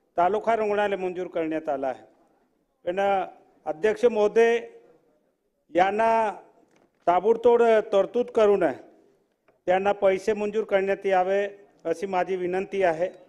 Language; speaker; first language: Marathi; non-native, local second language; Bhili